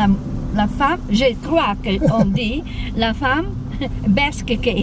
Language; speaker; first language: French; non-native, learner; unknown